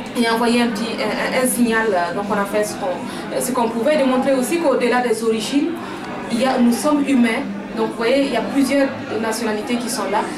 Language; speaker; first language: French; non-native, local second language; Mossi